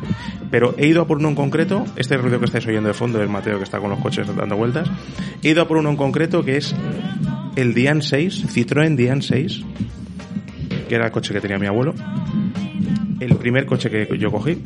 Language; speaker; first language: Spanish; native; Spanish